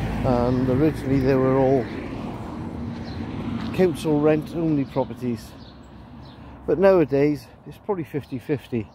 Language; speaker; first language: English; native; English